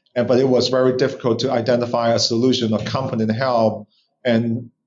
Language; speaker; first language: English; non-native, local second language; Cantonese